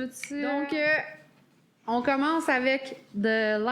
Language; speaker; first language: French; native; French